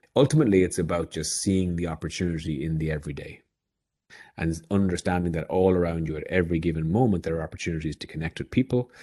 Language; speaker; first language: English; native; English